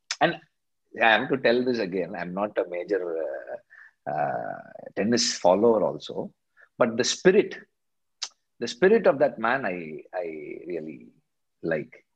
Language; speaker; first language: English; non-native, local second language; Tamil